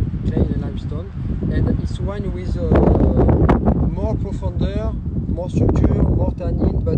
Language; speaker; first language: English; non-native, learner; French